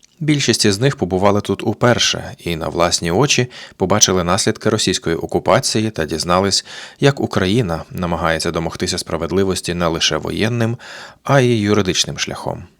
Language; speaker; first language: Ukrainian; native; Ukrainian